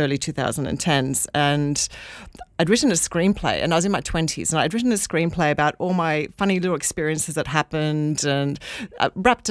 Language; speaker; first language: English; native; English